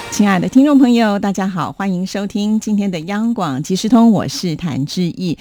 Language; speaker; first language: Chinese; native; Chinese